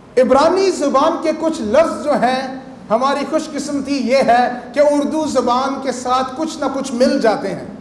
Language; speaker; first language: Urdu; native; Urdu